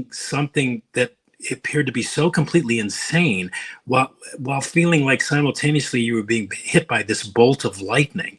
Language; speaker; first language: English; native; English